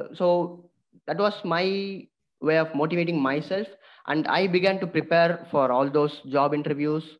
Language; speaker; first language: English; non-native, local second language; Tamil